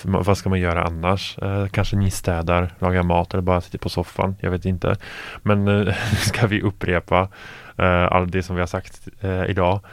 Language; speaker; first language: Swedish; non-native, fluent; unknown